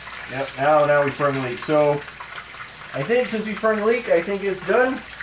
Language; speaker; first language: English; early bilingual, other home language; Czech